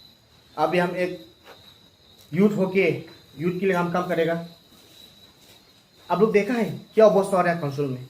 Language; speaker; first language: Hindi; non-native, local second language; Garo